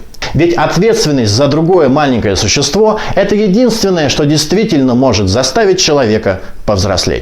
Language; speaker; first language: Russian; native; Russian